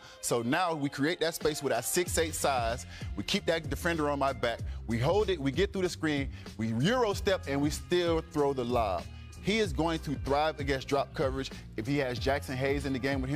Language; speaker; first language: English; native; English